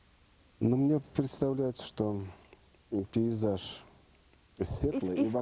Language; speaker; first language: Russian; native; Russian